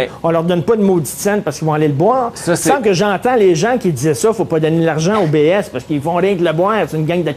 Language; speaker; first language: French; native; French